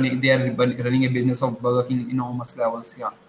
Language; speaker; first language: English; non-native, learner; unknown